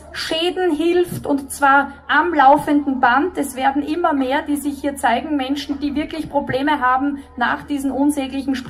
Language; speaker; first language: German; native; German